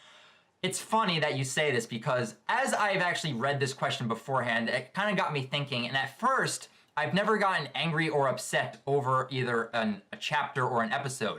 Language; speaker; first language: English; native; English